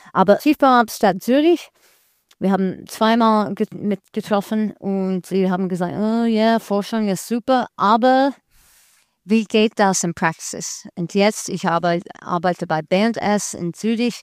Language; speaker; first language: German; non-native, learner; English